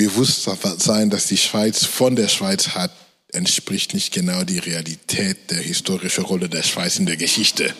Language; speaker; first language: German; non-native, fluent; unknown